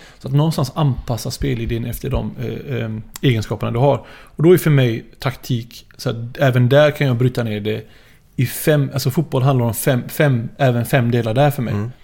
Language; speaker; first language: Swedish; early bilingual, other home language; Arabic